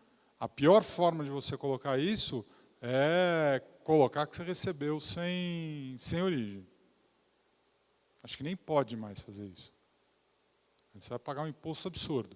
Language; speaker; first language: Portuguese; native; Portuguese